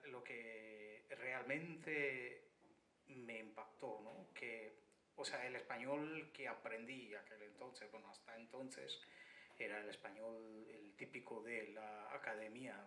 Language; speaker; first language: Spanish; non-native, fluent; Bangla